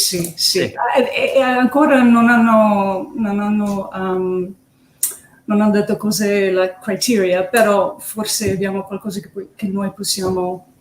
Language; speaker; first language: Italian; early bilingual, heritage; English